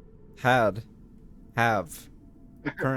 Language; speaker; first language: English; native; English